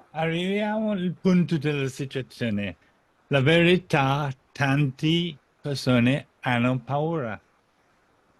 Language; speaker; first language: Italian; non-native, fluent; English